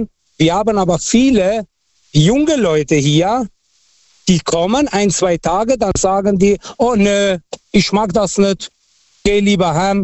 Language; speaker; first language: German; non-native, fluent; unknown